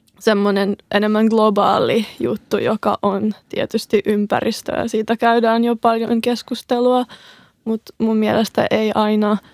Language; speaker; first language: Finnish; early bilingual, other home language; Serbian